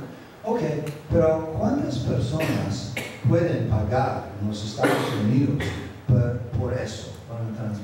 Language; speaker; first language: Spanish; non-native, fluent; English